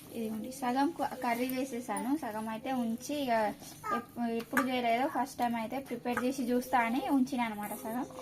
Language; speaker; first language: Telugu; native; Telugu